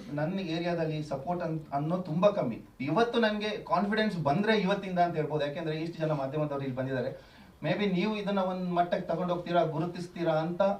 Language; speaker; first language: Kannada; non-native, local second language; Tulu